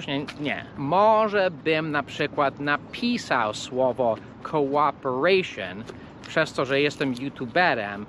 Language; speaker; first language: Polish; non-native, fluent; English